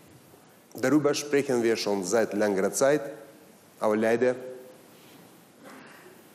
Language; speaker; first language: German; non-native, learner; Russian